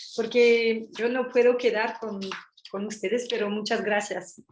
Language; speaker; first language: Spanish; non-native, learner; French